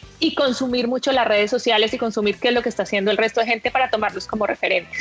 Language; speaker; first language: Spanish; native; Spanish